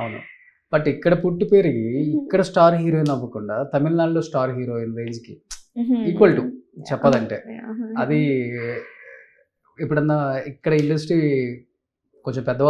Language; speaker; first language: Telugu; native; Telugu